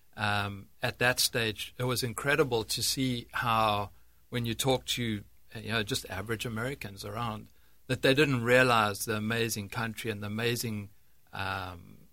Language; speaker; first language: English; native; English